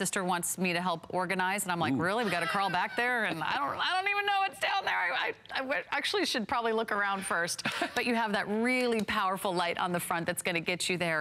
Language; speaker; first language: English; native; English